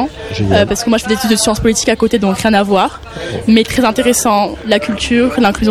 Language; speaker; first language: French; native; French